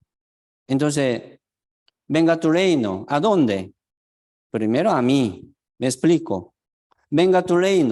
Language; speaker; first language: Spanish; non-native, fluent; Korean